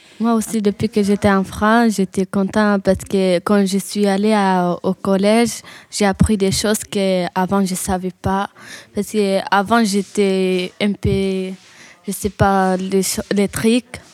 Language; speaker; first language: French; non-native, learner; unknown